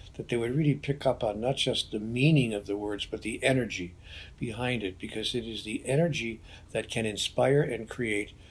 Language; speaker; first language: English; native; English